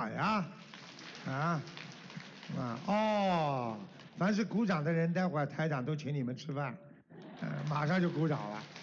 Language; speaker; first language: Chinese; native; Chinese